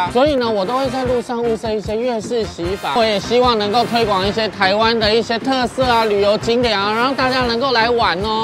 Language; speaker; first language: Chinese; non-native, fluent; Vietnamese